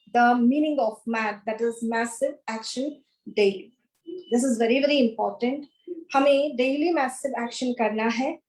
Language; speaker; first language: Hindi; non-native, local second language; Kannada